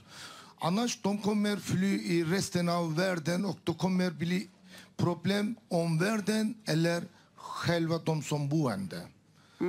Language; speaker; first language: Swedish; non-native, fluent; Turkish